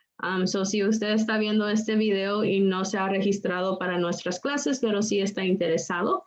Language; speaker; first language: Spanish; non-native, local second language; English